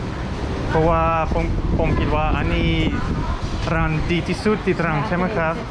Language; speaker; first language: Thai; non-native, learner; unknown